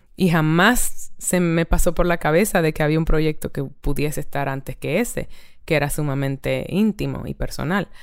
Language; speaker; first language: Spanish; native; Spanish